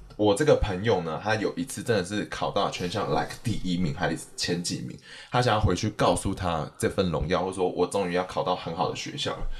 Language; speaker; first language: Chinese; native; Chinese